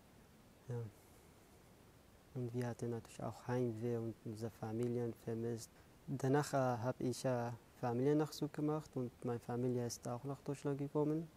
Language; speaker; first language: German; non-native, fluent; Kurdish